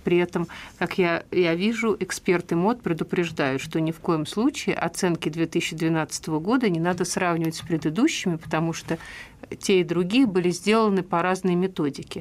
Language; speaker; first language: Russian; native; Russian